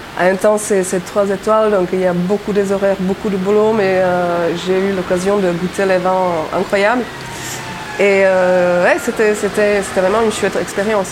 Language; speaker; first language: French; non-native, fluent; Czech